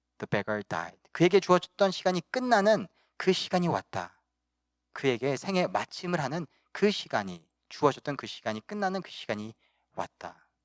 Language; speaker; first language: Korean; early bilingual, heritage; Korean